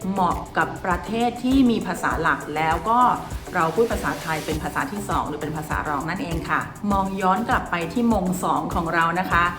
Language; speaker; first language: Thai; native; Thai